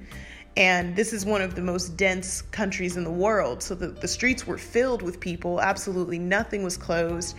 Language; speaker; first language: English; native; English